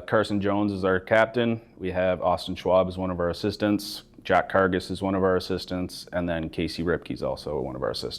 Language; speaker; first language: English; native; English